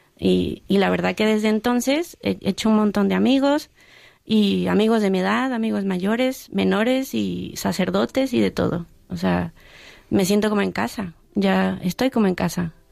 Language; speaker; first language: Spanish; early bilingual, heritage; Spanish